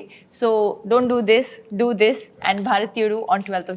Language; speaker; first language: Telugu; non-native, fluent; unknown